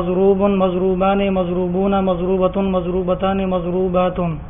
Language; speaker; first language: Arabic; non-native, learner; Urdu